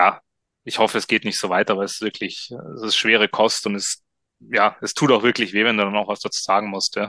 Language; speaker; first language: German; native; German